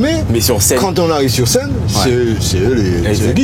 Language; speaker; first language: French; native; French